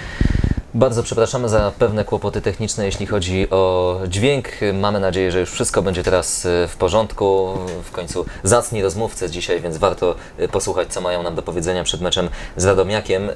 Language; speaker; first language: Polish; native; Polish